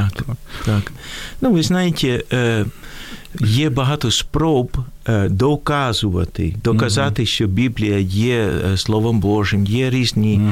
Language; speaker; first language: Ukrainian; non-native, fluent; Dutch